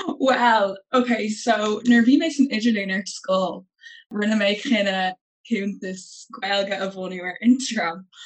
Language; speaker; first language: Irish; non-native, local second language; English